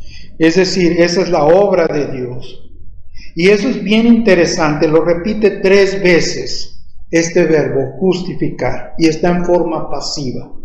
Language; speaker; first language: Spanish; native; Spanish